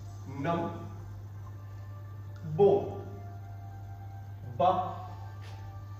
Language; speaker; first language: Vietnamese; non-native, learner; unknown